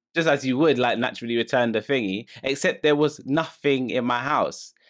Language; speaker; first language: English; native; English